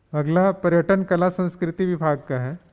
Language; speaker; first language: Hindi; native; Hindi